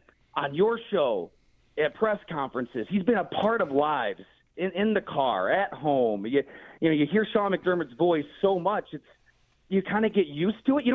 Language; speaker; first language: English; native; English